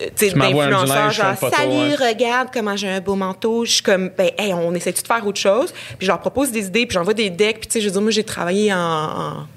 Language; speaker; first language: French; native; French